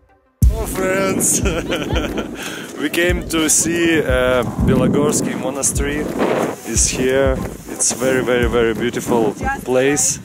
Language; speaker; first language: English; non-native, learner; Russian